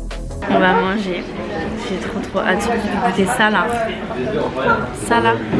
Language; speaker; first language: French; native; French